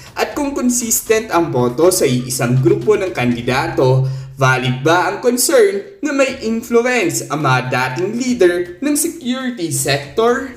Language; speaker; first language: Filipino; native; Filipino